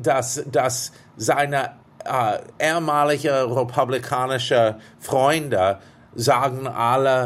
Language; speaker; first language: German; non-native, fluent; English